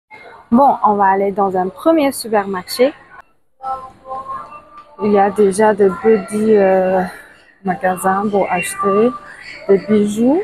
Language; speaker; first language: French; non-native, fluent; Chinese